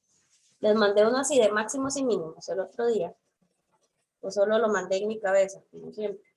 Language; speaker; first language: Spanish; native; Spanish